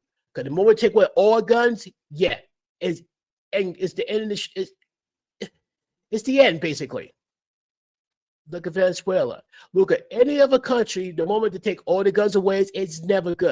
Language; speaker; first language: English; native; English